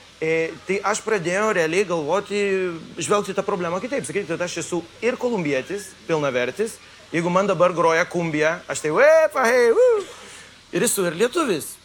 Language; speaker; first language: Lithuanian; early bilingual, heritage; Lithuanian